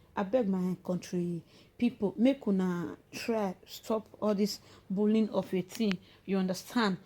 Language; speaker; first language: Nigerian Pidgin; native; Nigerian Pidgin